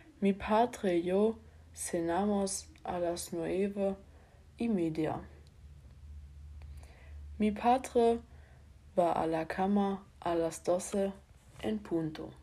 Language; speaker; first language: Spanish; non-native, learner; German